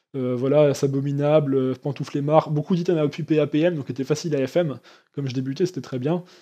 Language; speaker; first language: French; native; French